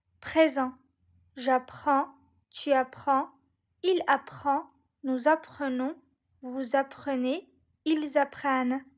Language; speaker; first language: French; non-native, learner; Turkish